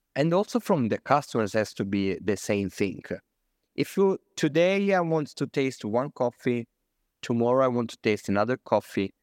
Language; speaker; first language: English; non-native, fluent; Italian